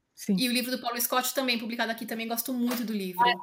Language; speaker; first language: Portuguese; native; Portuguese